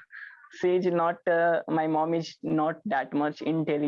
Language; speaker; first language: English; non-native, learner; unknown